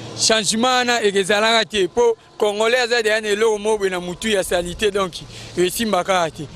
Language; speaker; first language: Lingala; native; Lingala